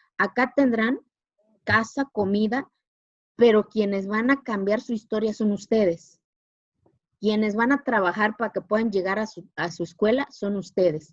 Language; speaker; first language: Spanish; non-native, local second language; Zapotec